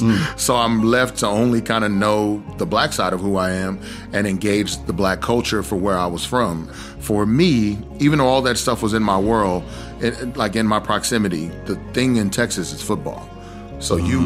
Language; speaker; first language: English; native; English